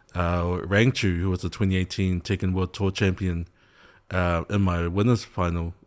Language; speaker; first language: English; native; English